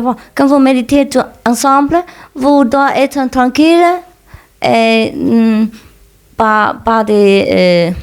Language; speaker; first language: French; non-native, fluent; Vietnamese